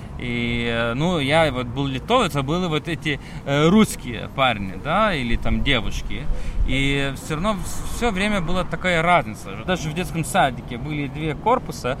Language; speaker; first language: Russian; non-native, local second language; Lithuanian